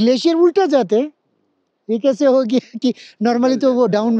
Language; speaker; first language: Hindi; non-native, fluent; Bangla